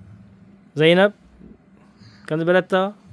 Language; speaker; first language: Swedish; non-native, fluent; Urdu